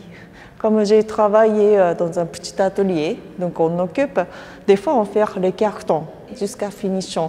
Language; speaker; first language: French; non-native, fluent; Japanese